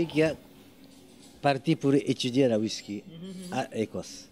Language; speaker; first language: French; non-native, learner; Japanese